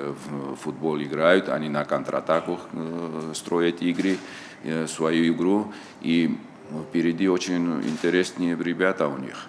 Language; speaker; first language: Russian; non-native, local second language; Tajik